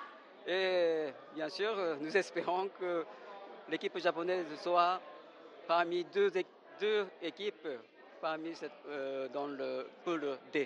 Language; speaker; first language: French; non-native, fluent; Japanese